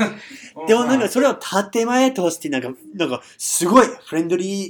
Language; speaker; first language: Japanese; non-native, fluent; English